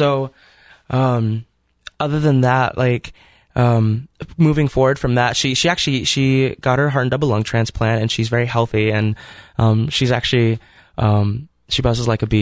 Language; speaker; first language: English; native; English